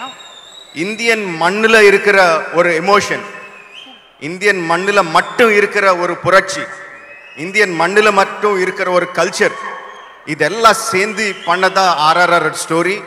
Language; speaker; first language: Tamil; non-native, local second language; Telugu